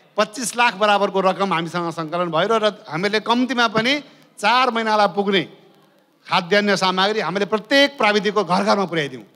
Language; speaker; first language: Nepali; native; Nepali